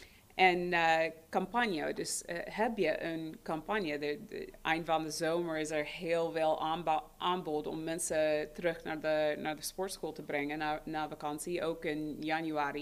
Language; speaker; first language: Dutch; non-native, fluent; English